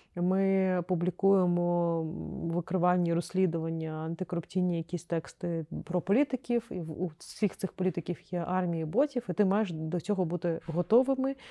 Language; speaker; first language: Ukrainian; non-native, local second language; Crimean Tatar